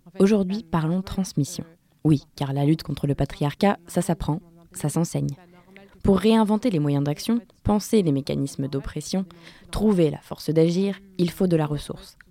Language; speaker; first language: French; native; French